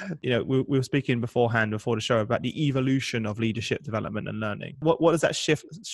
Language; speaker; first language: English; native; English